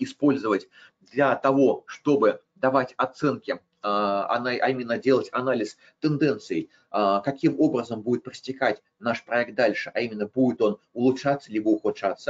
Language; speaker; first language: Russian; native; Russian